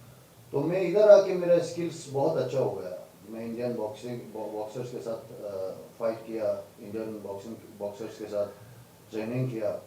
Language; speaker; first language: Hindi; non-native, fluent; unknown